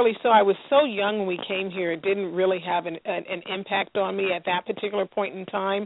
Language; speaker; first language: English; native; English